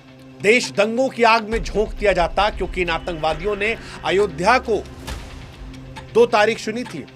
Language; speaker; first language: Hindi; native; Hindi